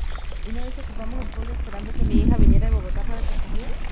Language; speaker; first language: Spanish; native; Spanish